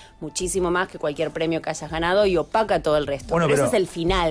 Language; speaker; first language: Spanish; native; Spanish